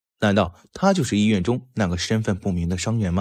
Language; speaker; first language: Chinese; native; Chinese